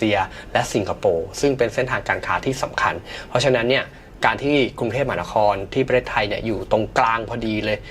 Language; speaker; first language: Thai; native; Thai